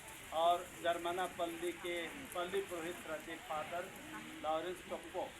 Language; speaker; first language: Hindi; native; Hindi